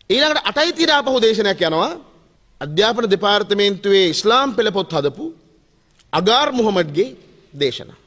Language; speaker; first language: Sinhala; native; Sinhala